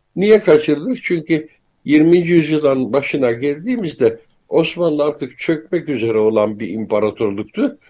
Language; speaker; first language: Turkish; native; Turkish